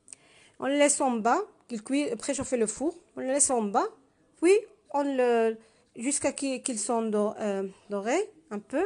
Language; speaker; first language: French; non-native, learner; Spanish